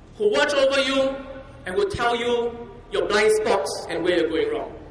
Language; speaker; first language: English; non-native, local second language; Chinese